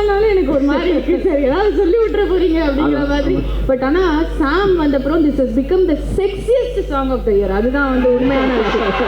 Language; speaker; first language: Tamil; native; Tamil